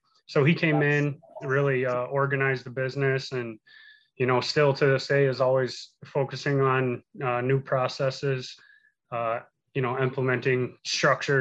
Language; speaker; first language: English; native; English